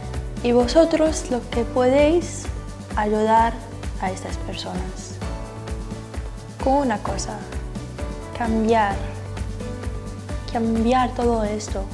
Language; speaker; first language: Spanish; non-native, learner; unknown